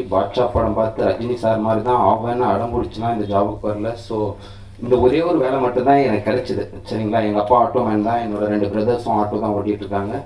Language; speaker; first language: Tamil; native; Tamil